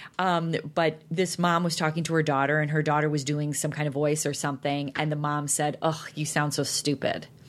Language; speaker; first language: English; native; English